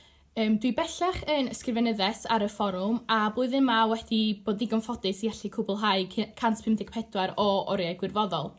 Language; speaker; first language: Welsh; native; Welsh